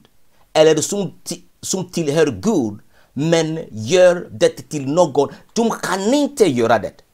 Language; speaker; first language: Swedish; non-native, fluent; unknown